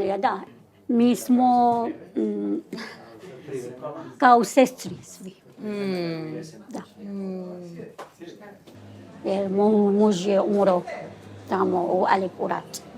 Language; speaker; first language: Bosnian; non-native, learner; Arabic